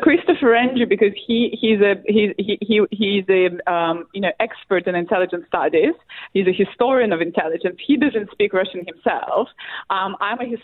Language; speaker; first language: English; non-native, fluent; Russian